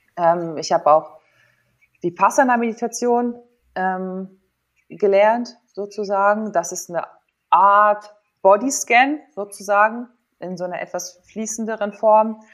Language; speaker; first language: German; native; German